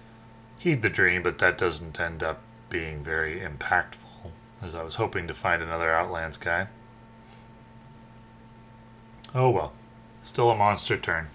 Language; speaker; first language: English; native; English